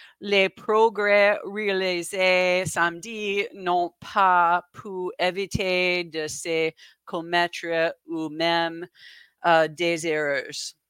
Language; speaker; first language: French; non-native, learner; English